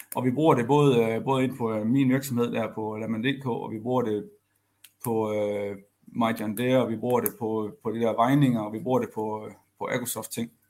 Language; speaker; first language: Danish; native; Danish